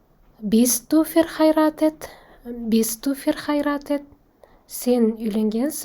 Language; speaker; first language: German; non-native, fluent; Kazakh